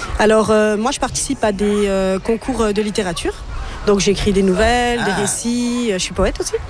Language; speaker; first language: French; native; French